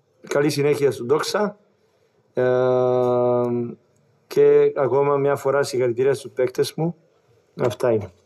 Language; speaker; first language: Greek; non-native, learner; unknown